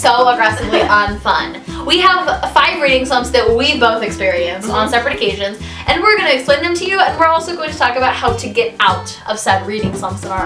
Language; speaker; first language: English; native; English